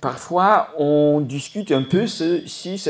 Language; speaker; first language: French; non-native, fluent; Polish